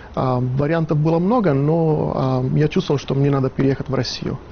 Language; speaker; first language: Russian; non-native, fluent; Italian